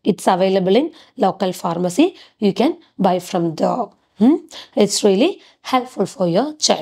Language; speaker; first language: English; non-native, local second language; Malayalam